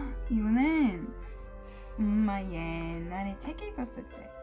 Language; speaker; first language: Korean; non-native, learner; English